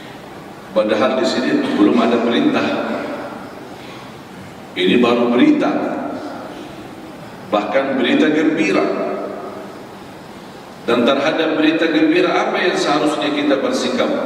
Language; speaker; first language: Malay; non-native, fluent; Arabic